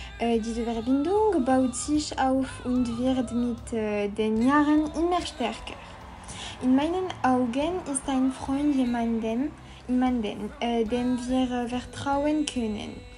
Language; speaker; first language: German; non-native, learner; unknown